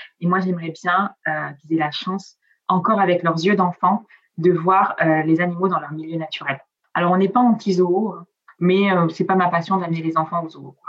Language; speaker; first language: French; early bilingual, other home language; Italian